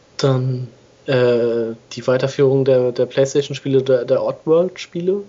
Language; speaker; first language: German; non-native, fluent; English